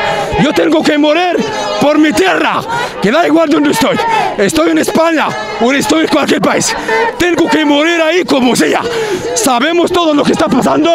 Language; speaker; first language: Spanish; non-native, learner; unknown